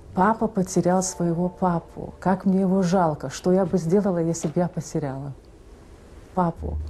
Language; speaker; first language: Russian; early bilingual, heritage; Russian